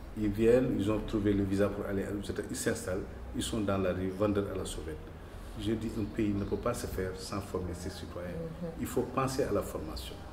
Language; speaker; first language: French; non-native, local second language; Wolof